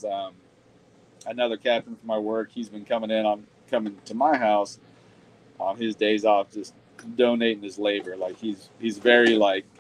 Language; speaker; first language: English; native; English